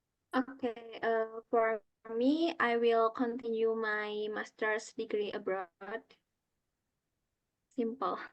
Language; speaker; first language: English; non-native, learner; Indonesian